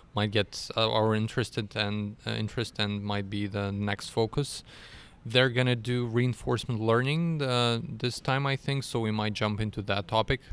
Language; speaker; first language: English; non-native, fluent; Russian